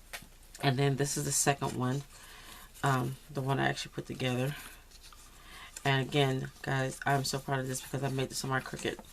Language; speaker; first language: English; native; English